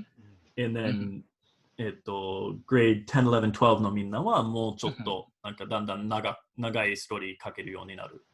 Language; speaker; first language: Japanese; non-native, fluent; English